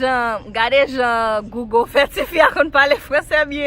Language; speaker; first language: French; non-native, learner; Haitian Creole